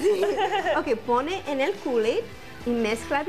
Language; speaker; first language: Spanish; non-native, learner; English